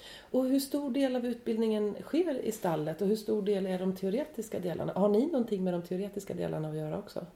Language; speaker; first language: Swedish; native; Swedish